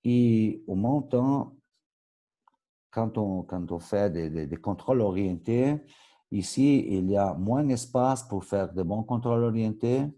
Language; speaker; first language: French; non-native, local second language; Italian